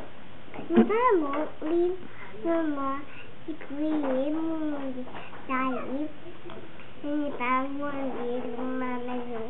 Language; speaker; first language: French; non-native, learner; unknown